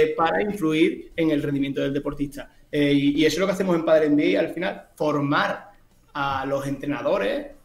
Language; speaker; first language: Spanish; native; Spanish